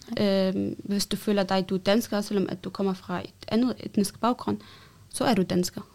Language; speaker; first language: Danish; early bilingual, other home language; Arabic